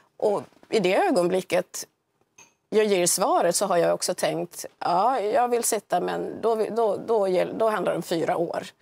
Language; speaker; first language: Swedish; early bilingual, other home language; Swahili